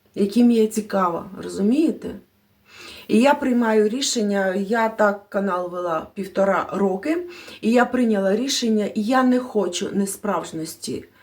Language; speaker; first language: Ukrainian; non-native, local second language; Russian